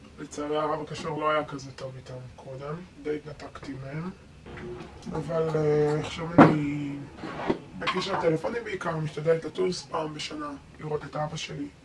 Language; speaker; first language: Hebrew; early bilingual, other home language; Spanish